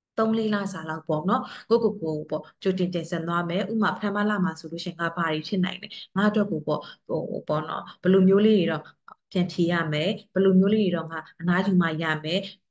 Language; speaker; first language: Burmese; native; Burmese